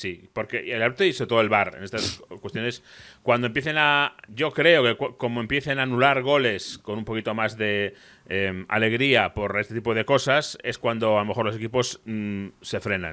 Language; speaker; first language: Spanish; native; Spanish